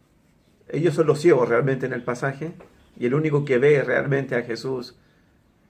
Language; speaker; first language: Spanish; native; Spanish